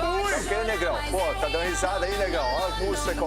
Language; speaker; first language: Portuguese; native; Portuguese